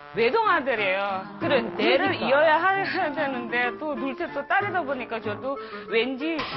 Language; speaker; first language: Korean; non-native, fluent; Indonesian